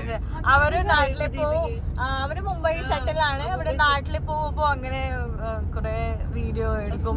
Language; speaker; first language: Malayalam; non-native, learner; Hindi